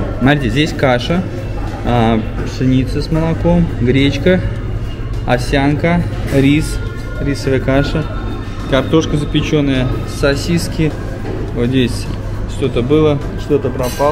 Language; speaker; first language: Russian; native; Russian